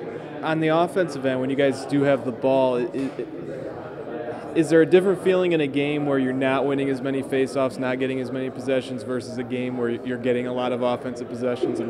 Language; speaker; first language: English; native; English